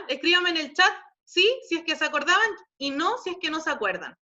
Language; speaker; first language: Spanish; native; Spanish